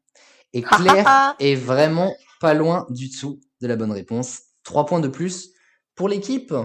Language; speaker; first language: French; native; French